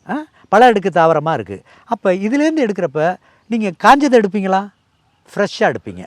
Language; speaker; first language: Tamil; native; Tamil